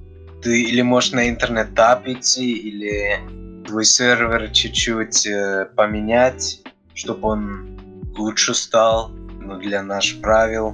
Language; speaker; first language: Russian; early bilingual, heritage; Russian